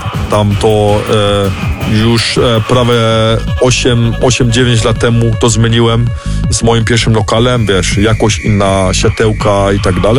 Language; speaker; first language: Polish; early bilingual, heritage; Polish